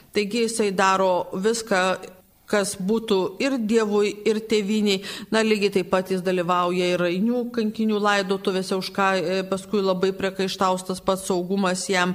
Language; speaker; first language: Lithuanian; native; Lithuanian